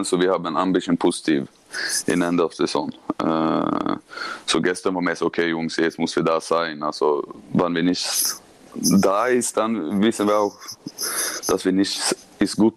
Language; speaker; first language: German; non-native, learner; Swedish